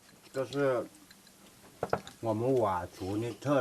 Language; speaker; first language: Chinese; non-native, local second language; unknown